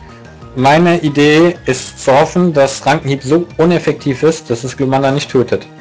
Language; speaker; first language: German; native; German